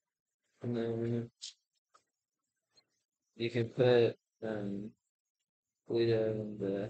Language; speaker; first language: English; native; English